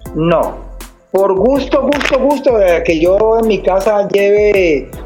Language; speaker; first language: Spanish; native; Spanish